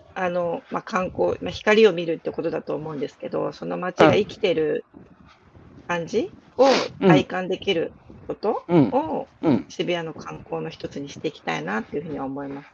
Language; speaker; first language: Japanese; native; Japanese